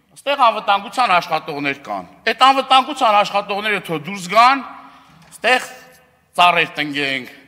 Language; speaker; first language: Armenian; native; Armenian